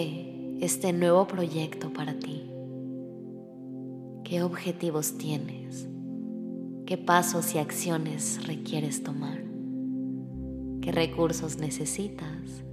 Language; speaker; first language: Spanish; native; Spanish